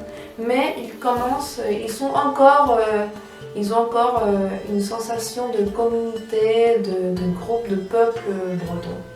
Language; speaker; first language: French; non-native, fluent; Spanish